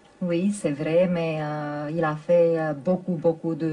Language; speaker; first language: French; non-native, fluent; Romanian